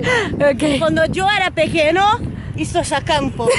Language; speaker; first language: Spanish; non-native, learner; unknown